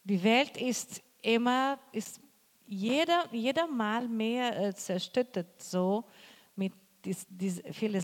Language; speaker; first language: German; non-native, fluent; Portuguese